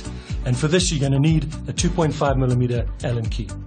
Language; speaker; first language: English; native; English